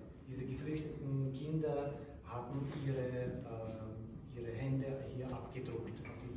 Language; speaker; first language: German; non-native, fluent; Ukrainian